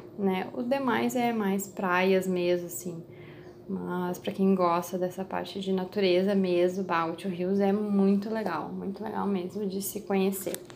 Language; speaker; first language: Portuguese; native; Portuguese